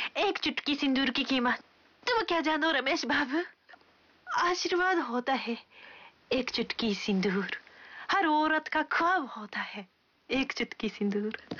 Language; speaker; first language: Hindi; non-native, fluent; Japanese